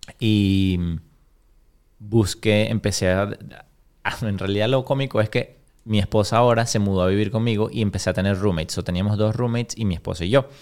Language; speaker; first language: Spanish; native; Spanish